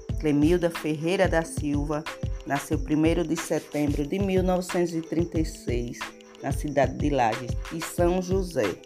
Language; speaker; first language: Portuguese; native; Portuguese